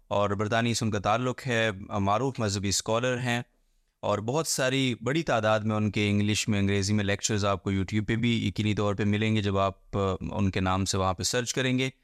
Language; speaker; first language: Urdu; native; Urdu